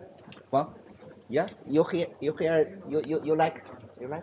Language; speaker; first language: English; non-native, learner; Chinese